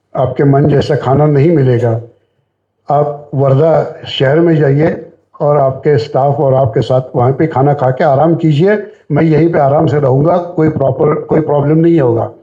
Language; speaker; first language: Hindi; non-native, local second language; Marathi